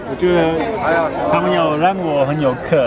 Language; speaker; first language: Chinese; non-native, fluent; German